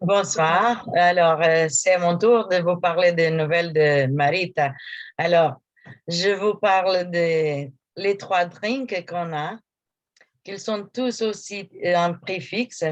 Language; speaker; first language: French; non-native, fluent; Portuguese